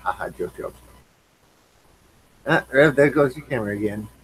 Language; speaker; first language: English; native; English